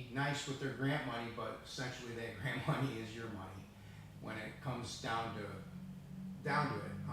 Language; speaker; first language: English; early bilingual, other home language; Italian